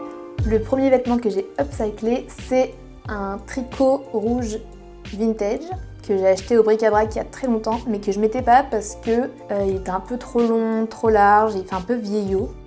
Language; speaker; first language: French; native; French